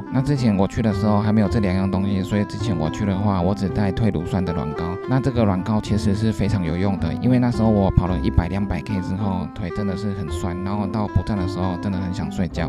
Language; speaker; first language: Chinese; native; Chinese